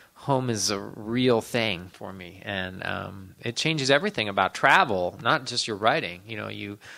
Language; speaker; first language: English; native; English